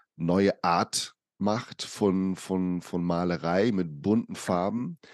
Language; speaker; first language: German; early bilingual, other home language; Portuguese